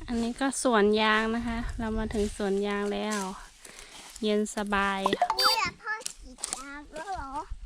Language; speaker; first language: Thai; non-native, local second language; Iu Mien